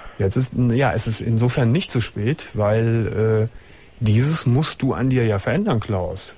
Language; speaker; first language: German; native; German